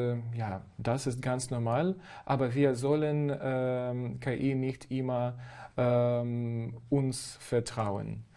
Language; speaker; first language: German; non-native, fluent; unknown